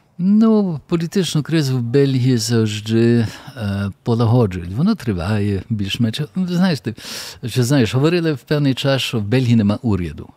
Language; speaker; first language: Ukrainian; early bilingual, heritage; Ukrainian